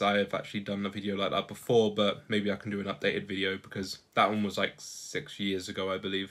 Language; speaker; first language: English; native; English